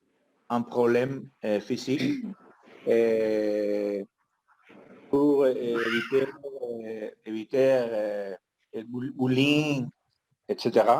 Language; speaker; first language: French; non-native, learner; Spanish